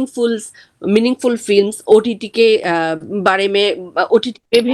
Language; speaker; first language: Hindi; non-native, learner; Bangla